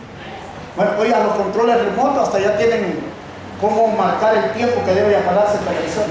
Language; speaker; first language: Spanish; native; Spanish